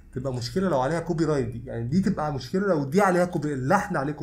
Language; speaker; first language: Arabic; native; Arabic